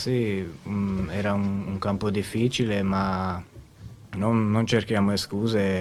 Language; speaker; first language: Italian; non-native, fluent; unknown